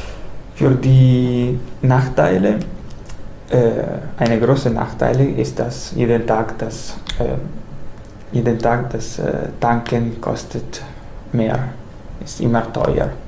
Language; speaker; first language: German; non-native, learner; Italian